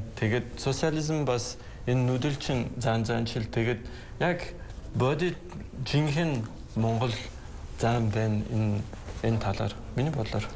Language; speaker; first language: Mongolian; non-native, learner; French